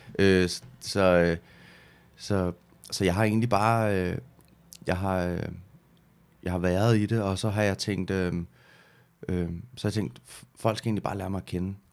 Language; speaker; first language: Danish; native; Danish